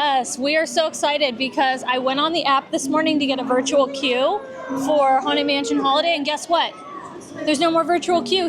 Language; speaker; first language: English; native; English